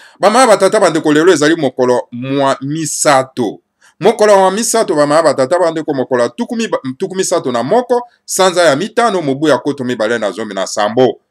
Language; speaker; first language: Lingala; non-native, local second language; Kongo